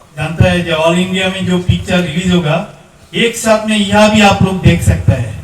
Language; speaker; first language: Hindi; non-native, local second language; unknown